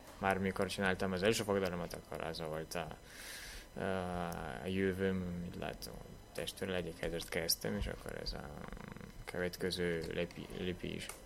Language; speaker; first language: Hungarian; non-native, learner; Belarusian